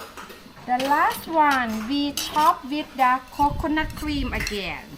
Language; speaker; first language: English; non-native, learner; Thai